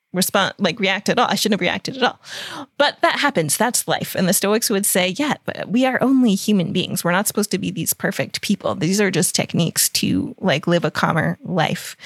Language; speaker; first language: English; native; English